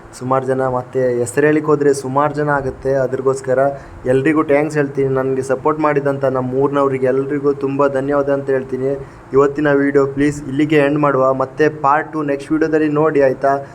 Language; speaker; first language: Kannada; native; Kannada